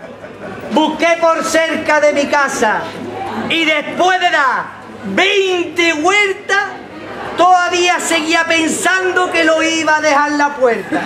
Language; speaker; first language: Spanish; native; Spanish